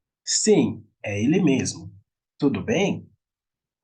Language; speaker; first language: Portuguese; non-native, fluent; Haitian Creole